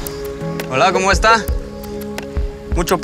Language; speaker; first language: Spanish; non-native, learner; French